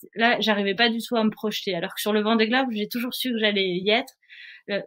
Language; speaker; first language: French; native; French